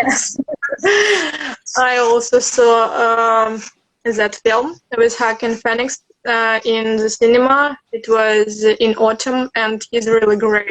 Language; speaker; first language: English; non-native, learner; Russian